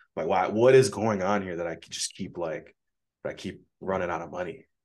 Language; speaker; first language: English; native; English